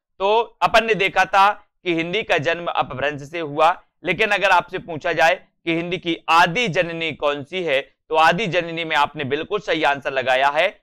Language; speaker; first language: Hindi; native; Hindi